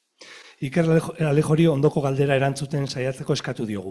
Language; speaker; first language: Basque; native; Basque